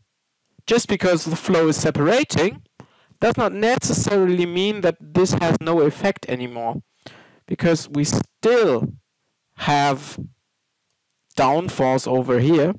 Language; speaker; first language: English; non-native, fluent; German